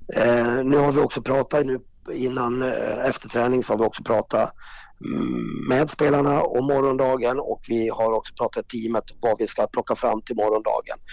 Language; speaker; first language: Swedish; native; Swedish